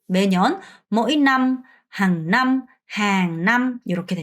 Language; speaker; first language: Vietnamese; non-native, fluent; Korean